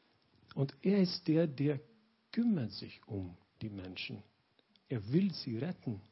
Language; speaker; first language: German; non-native, learner; Lithuanian